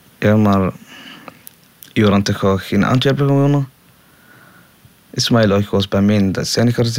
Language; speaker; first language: Dutch; non-native, learner; Somali